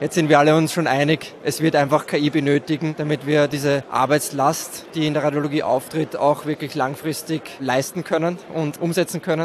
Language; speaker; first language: German; native; German